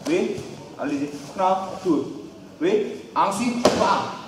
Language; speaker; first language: French; non-native, learner; Korean